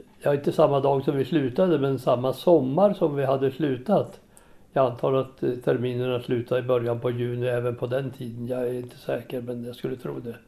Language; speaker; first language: Swedish; native; Swedish